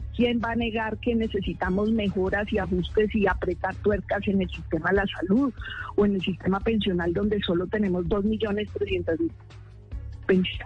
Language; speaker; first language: Spanish; native; Spanish